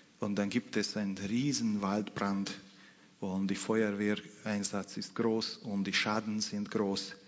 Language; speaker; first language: German; non-native, fluent; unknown